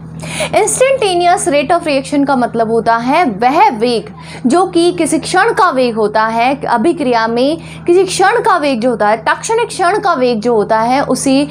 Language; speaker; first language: Hindi; native; Hindi